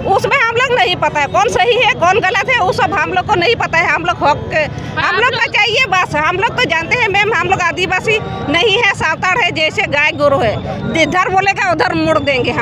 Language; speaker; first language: Hindi; non-native, local second language; Santali